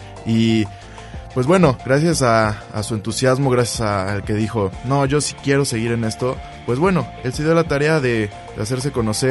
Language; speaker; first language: Spanish; native; Spanish